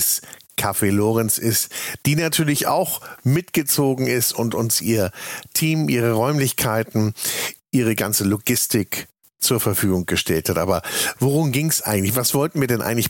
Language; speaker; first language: German; native; German